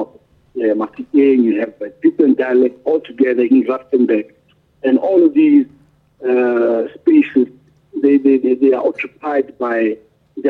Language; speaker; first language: English; non-native, local second language; Tswana